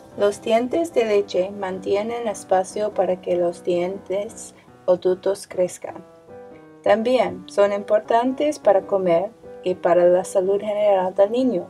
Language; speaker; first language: Spanish; non-native, learner; English